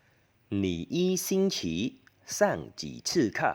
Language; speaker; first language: Chinese; non-native, learner; Khmer